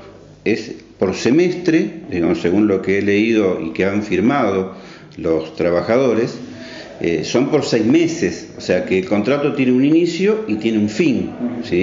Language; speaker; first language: Spanish; native; Spanish